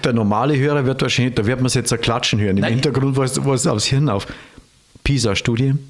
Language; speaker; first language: German; native; German